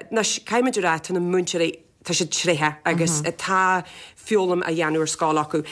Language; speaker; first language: Irish; native; Irish